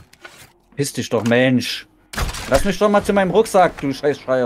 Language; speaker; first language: German; native; German